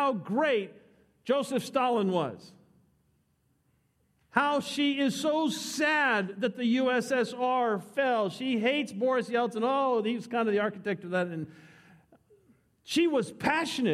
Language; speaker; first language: English; native; English